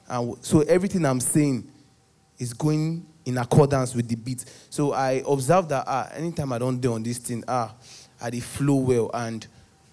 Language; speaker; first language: English; non-native, local second language; Yoruba